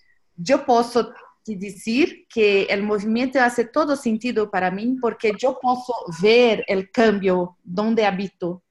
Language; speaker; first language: Spanish; non-native, learner; Portuguese